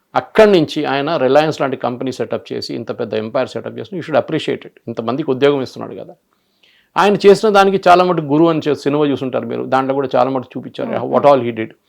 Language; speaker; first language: Telugu; non-native, local second language; Malayalam